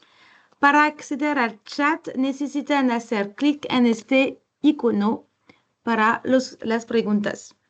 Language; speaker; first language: Spanish; non-native, learner; French